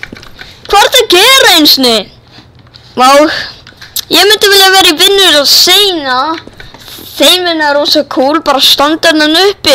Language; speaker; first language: Icelandic; non-native, learner; Danish